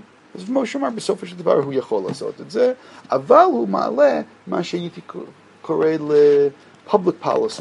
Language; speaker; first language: Hebrew; non-native, fluent; English